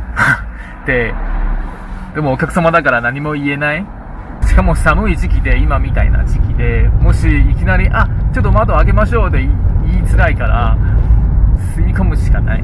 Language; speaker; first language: Japanese; non-native, fluent; Chinese